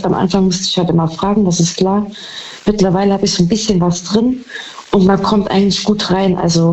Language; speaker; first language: German; native; German